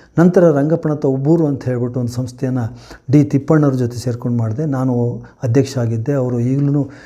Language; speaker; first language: Kannada; native; Kannada